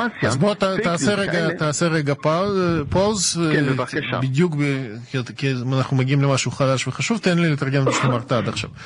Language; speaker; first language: Hebrew; non-native, fluent; Russian